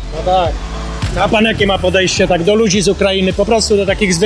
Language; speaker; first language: Polish; native; Polish